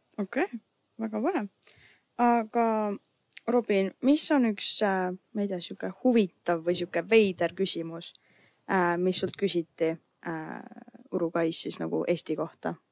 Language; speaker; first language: Estonian; native; Estonian